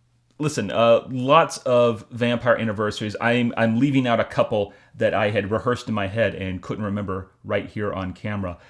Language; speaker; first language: English; native; English